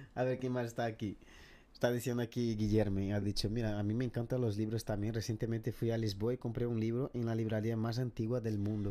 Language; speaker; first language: Spanish; non-native, fluent; Portuguese